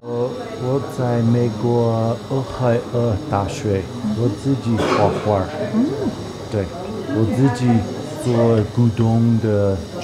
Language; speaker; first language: Chinese; non-native, learner; English